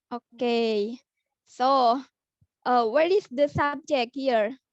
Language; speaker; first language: English; non-native, learner; Indonesian